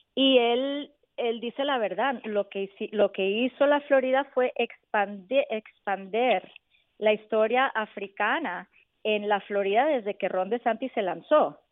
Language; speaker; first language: Spanish; native; Spanish